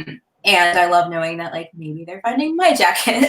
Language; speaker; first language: English; native; English